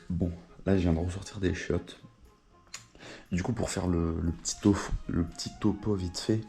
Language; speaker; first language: French; native; French